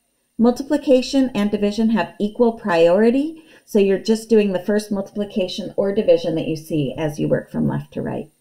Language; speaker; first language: English; native; English